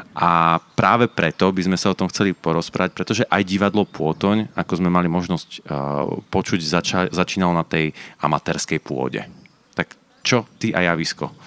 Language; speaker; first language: Slovak; native; Slovak